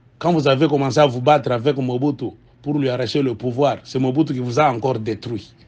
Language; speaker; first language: French; non-native, local second language; Swahili